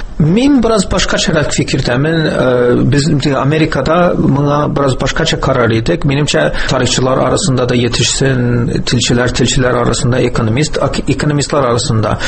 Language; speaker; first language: Tatar; early bilingual, heritage; Tatar